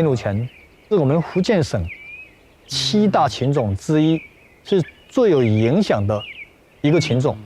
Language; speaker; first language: Chinese; native; Chinese